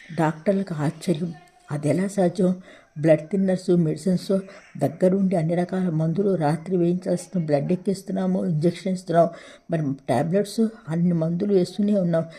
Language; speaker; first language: Telugu; native; Telugu